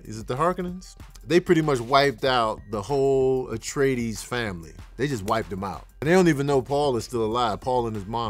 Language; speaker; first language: English; native; English